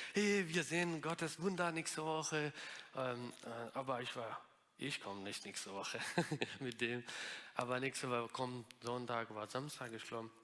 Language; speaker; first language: German; non-native, learner; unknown